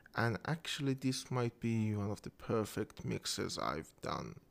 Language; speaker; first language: English; non-native, fluent; Persian